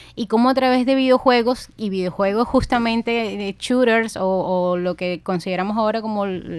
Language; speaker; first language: Spanish; native; Spanish